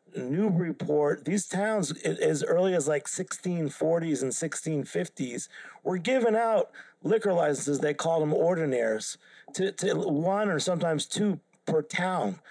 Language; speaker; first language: English; native; English